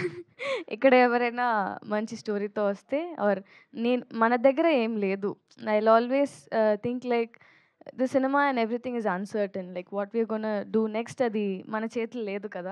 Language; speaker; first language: Telugu; non-native, local second language; Tamil